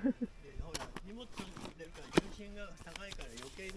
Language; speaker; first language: Japanese; native; Japanese